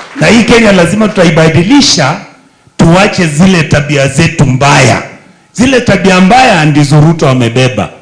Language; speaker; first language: Swahili; non-native, local second language; Gusii